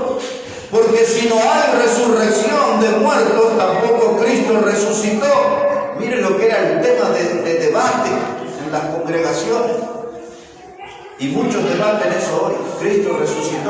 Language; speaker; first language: Spanish; native; Spanish